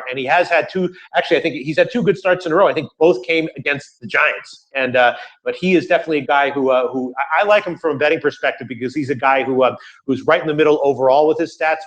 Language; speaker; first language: English; native; English